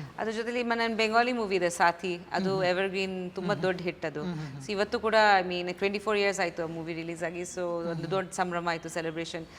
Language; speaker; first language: Kannada; non-native, fluent; Bangla